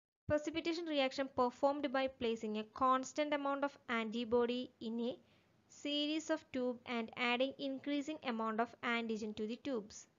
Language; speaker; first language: English; non-native, local second language; Malayalam